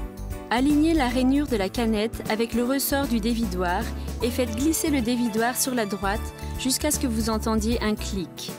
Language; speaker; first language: French; native; French